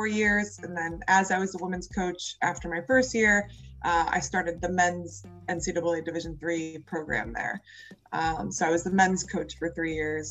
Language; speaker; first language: English; native; English